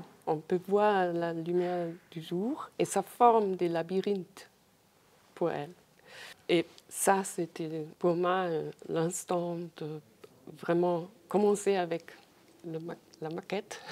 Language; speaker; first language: French; non-native, fluent; German